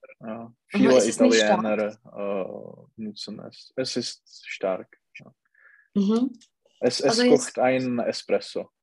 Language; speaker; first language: German; non-native, learner; Czech